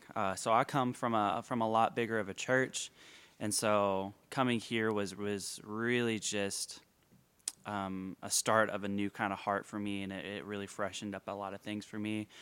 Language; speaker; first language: English; native; English